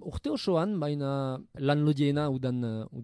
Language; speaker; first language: Basque; non-native, local second language; French